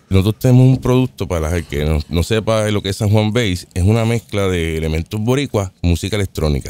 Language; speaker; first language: Spanish; native; Spanish